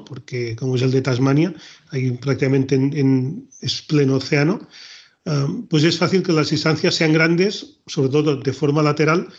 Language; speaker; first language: Spanish; native; Spanish